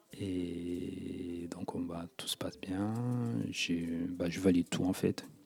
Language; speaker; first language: French; non-native, local second language; Kinyarwanda